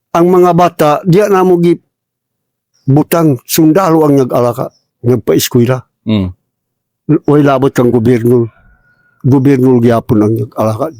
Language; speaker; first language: Cebuano; non-native, local second language; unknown